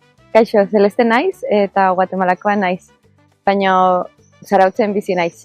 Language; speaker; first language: Basque; non-native, learner; Spanish